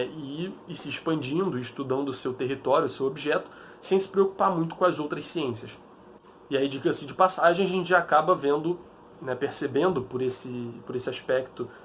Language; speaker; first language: Portuguese; native; Portuguese